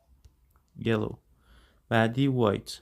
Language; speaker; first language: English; non-native, fluent; Persian